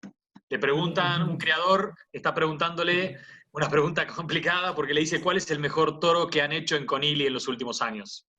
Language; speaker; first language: Spanish; native; Spanish